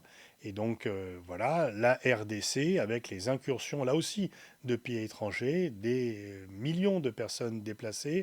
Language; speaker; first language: French; native; French